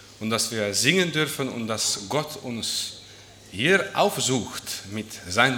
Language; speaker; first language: German; non-native, fluent; Dutch